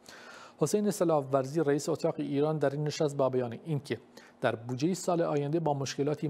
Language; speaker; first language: Persian; non-native, local second language; Kurdish